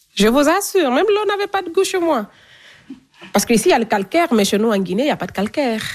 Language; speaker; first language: French; non-native, local second language; Fula